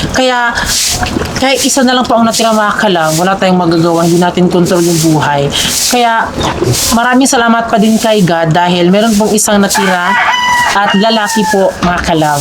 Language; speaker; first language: Filipino; non-native, local second language; Cebuano